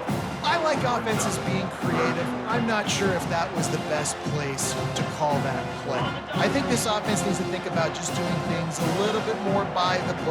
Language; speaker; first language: English; native; English